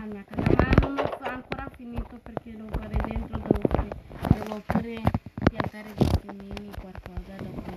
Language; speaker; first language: Italian; early bilingual, other home language; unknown